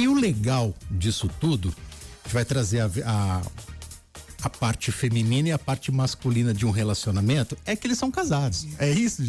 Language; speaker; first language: Portuguese; native; Portuguese